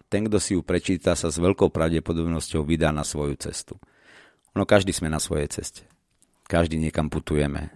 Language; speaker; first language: Slovak; native; Slovak